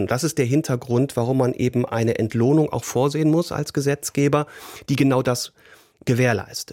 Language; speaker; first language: German; native; German